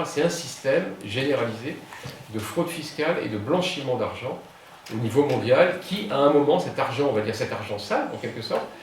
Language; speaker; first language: French; native; French